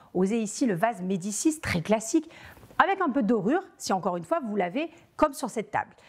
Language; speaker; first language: French; native; French